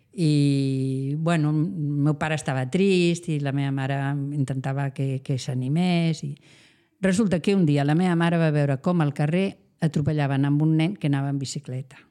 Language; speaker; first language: Catalan; non-native, local second language; Spanish